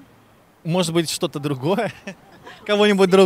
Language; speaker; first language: Russian; native; Russian